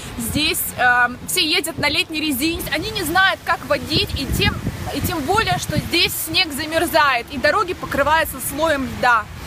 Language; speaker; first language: Russian; native; Russian